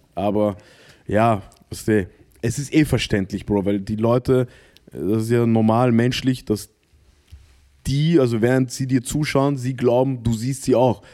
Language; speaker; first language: German; early bilingual, other home language; Arabic